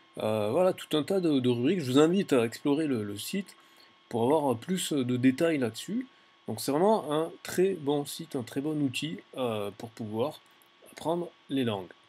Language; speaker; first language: French; native; French